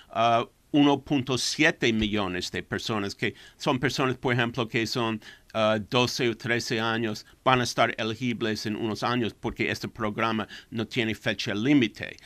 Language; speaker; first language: Spanish; non-native, fluent; English